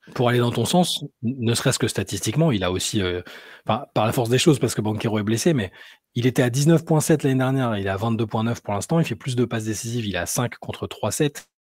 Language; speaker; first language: French; native; French